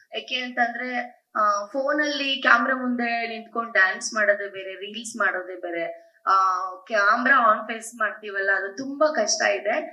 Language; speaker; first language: Kannada; native; Kannada